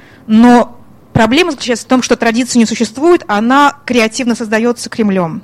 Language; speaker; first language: Russian; native; Russian